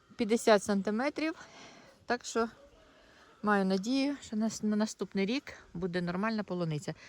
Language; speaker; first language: Ukrainian; non-native, local second language; Russian